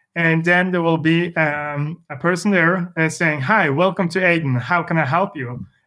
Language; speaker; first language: English; non-native, fluent; Norwegian